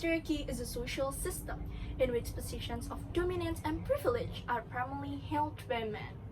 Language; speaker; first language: English; non-native, learner; Indonesian